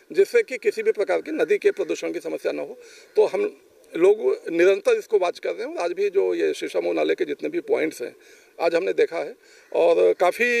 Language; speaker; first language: Hindi; native; Hindi